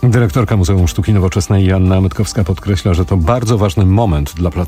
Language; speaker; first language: Polish; native; Polish